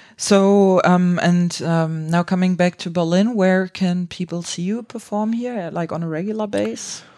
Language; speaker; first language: English; non-native, fluent; German